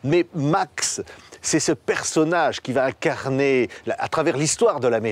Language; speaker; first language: French; native; French